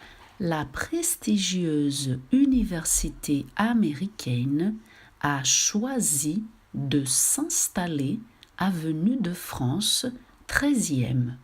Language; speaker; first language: French; non-native, fluent; Portuguese